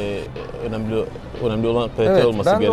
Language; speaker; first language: Turkish; non-native, learner; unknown